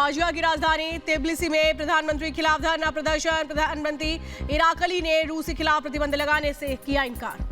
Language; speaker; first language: Hindi; native; Hindi